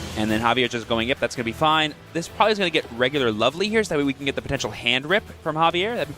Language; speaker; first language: English; native; English